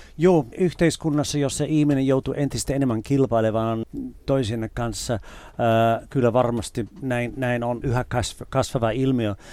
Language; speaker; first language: Finnish; non-native, fluent; English